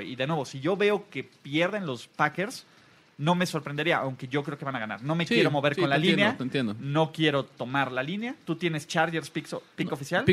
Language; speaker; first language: Spanish; native; Spanish